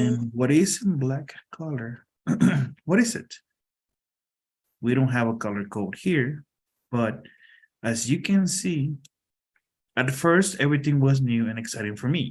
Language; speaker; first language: English; non-native, fluent; Spanish